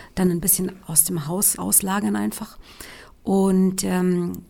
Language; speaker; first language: German; native; German